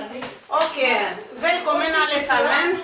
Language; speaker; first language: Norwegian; non-native, learner; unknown